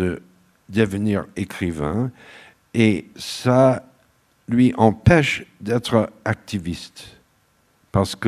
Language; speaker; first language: French; non-native, fluent; English